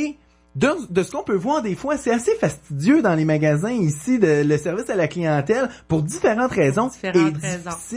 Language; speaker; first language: French; native; French